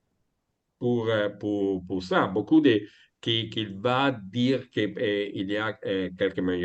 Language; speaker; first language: French; non-native, fluent; Italian